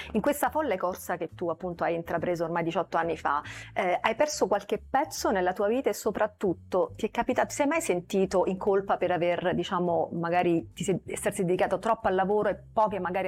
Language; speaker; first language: Italian; native; Italian